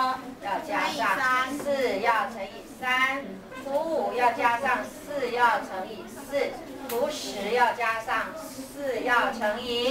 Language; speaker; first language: Chinese; native; Chinese